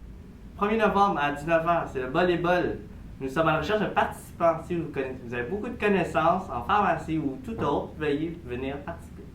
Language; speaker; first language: French; native; French